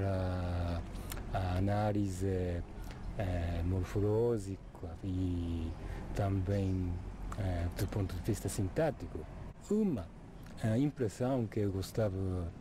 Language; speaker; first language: Portuguese; non-native, fluent; Japanese